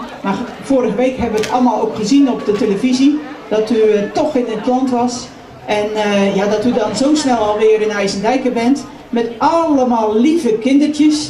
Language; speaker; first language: Dutch; native; Dutch